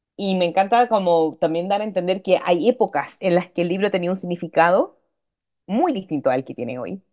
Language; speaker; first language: Spanish; native; Spanish